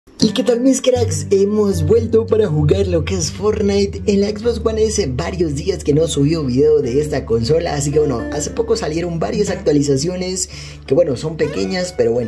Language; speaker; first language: Spanish; native; Spanish